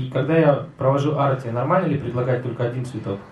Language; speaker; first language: Russian; native; Russian